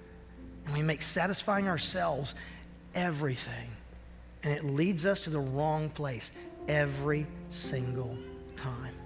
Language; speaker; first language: English; native; English